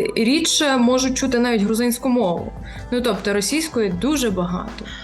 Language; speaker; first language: Ukrainian; native; Ukrainian